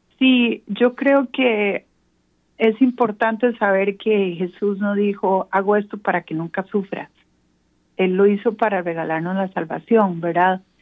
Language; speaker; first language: Spanish; native; Spanish